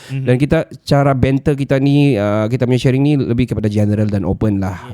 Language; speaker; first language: Malay; native; Malay